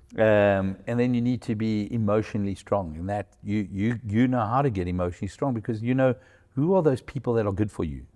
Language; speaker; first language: English; native; English